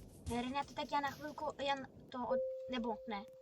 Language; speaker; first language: Czech; early bilingual, other home language; Russian